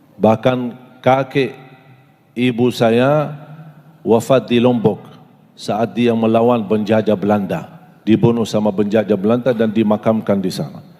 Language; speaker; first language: Malay; non-native, fluent; Arabic